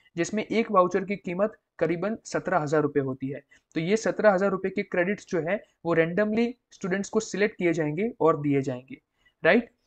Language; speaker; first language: Hindi; non-native, local second language; Gujarati